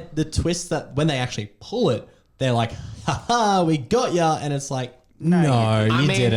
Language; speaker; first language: English; native; English